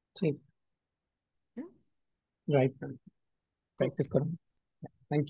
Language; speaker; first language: Hindi; native; Hindi